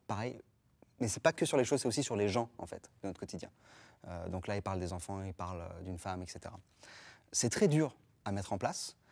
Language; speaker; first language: French; native; French